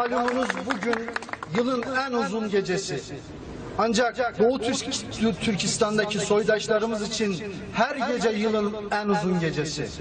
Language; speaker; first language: Turkish; native; Turkish